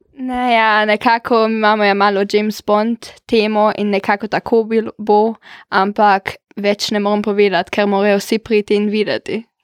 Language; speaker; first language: Slovenian; non-native, local second language; German